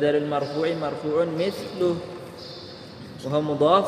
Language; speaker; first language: Arabic; non-native, fluent; Indonesian